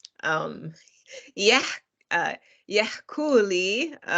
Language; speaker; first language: Arabic; non-native, learner; English